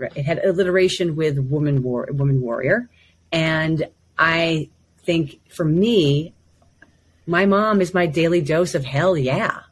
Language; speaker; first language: English; native; English